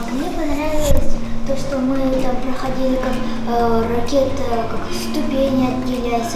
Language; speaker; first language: Russian; non-native, local second language; Kazakh